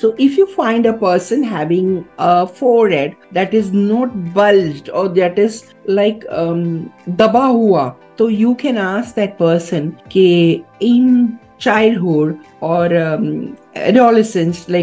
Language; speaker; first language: English; non-native, local second language; Gujarati